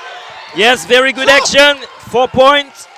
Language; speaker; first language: English; non-native, learner; French